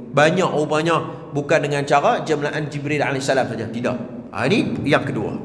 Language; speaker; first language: Malay; native; Malay